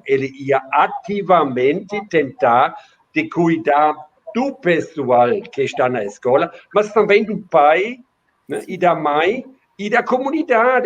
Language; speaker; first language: Portuguese; non-native, fluent; German